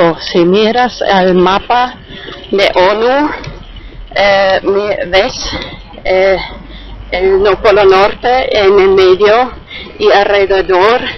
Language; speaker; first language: Spanish; non-native, fluent; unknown